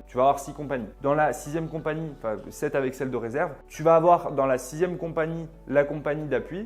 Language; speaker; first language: French; native; French